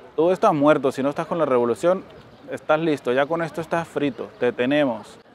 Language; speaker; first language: Spanish; native; Spanish